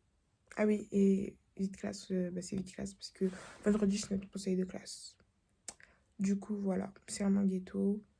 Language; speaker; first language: French; native; French